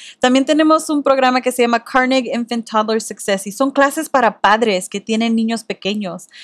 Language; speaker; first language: Spanish; early bilingual, heritage; Spanish